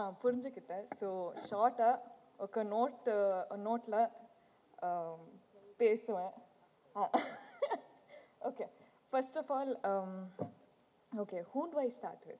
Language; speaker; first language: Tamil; non-native, learner; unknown